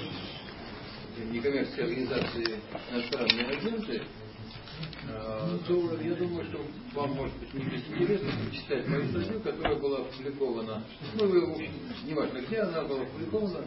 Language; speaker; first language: Russian; native; Russian